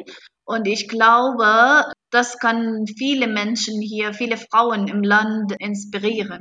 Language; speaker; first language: German; non-native, fluent; Arabic